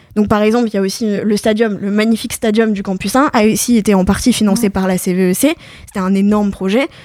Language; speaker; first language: French; native; French